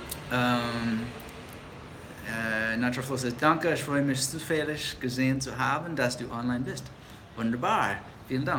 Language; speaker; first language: German; non-native, fluent; English